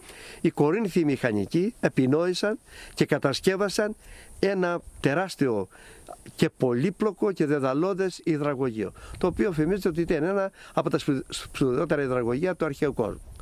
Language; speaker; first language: Greek; native; Greek